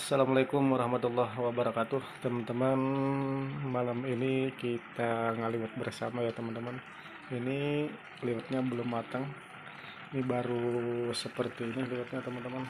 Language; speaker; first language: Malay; non-native, local second language; Sundanese